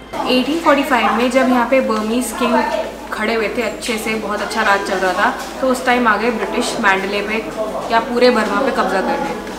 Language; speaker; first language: Hindi; native; Hindi